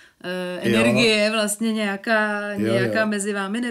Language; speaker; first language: Czech; native; Czech